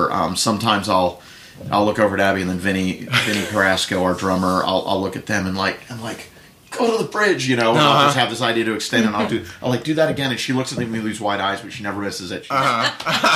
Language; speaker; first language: English; native; English